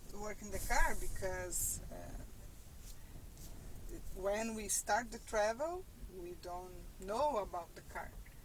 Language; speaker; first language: English; non-native, learner; Portuguese